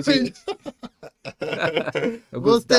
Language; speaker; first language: Portuguese; native; Portuguese